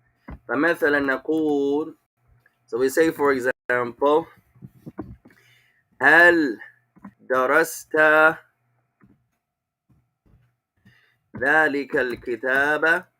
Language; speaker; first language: Arabic; non-native, fluent; English